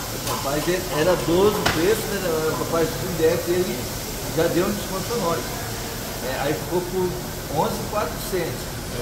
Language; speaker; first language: Portuguese; native; Portuguese